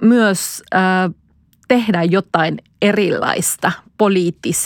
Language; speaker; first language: Finnish; non-native, fluent; Spanish